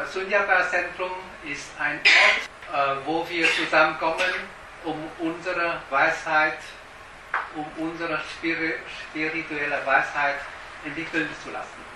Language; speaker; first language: German; non-native, fluent; Vietnamese